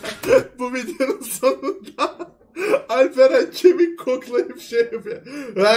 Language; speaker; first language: Turkish; native; Turkish